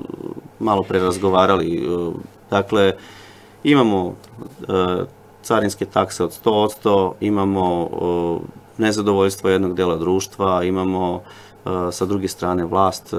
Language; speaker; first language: Serbian; native; Serbian